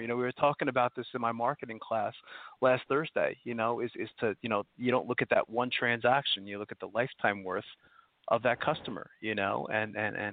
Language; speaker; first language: English; native; English